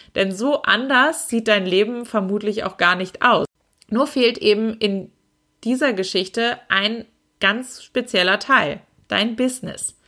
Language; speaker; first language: German; native; German